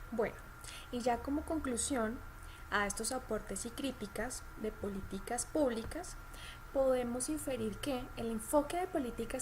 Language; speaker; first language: Spanish; native; Spanish